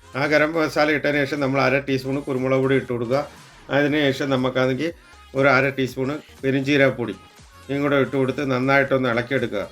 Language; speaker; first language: Malayalam; native; Malayalam